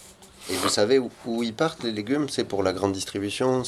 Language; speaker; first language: French; native; French